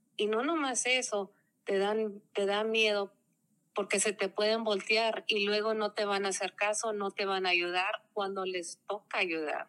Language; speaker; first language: Spanish; early bilingual, heritage; Spanish